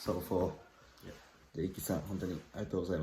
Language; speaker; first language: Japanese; non-native, learner; Indonesian